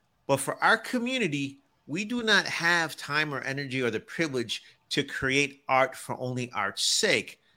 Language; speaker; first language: English; native; English